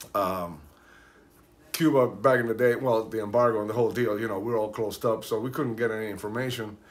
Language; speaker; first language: English; early bilingual, other home language; Spanish